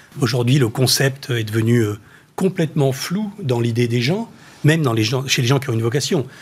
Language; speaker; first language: French; native; French